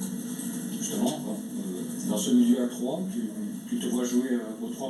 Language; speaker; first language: French; native; French